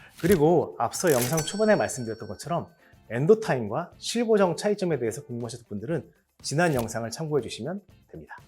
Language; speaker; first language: Korean; native; Korean